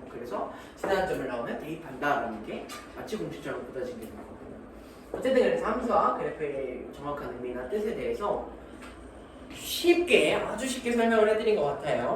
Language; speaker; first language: Korean; native; Korean